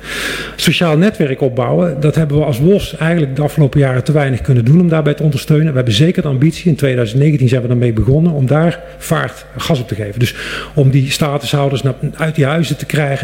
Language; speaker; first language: Dutch; native; Dutch